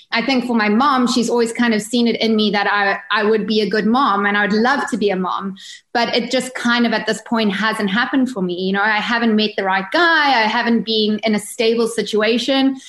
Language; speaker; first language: English; native; English